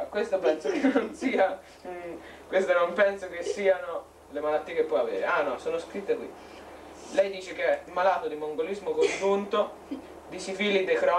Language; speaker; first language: Italian; native; Italian